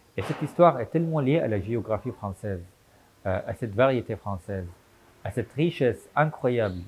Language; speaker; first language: French; non-native, fluent; Arabic